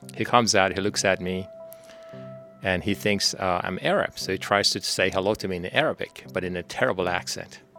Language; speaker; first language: English; non-native, fluent; Persian